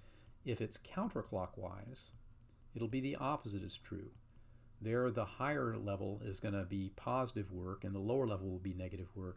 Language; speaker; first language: English; native; English